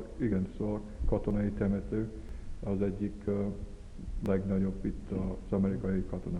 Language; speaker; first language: Hungarian; early bilingual, heritage; Hungarian